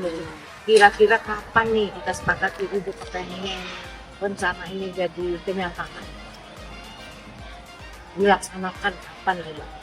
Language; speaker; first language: Indonesian; native; Indonesian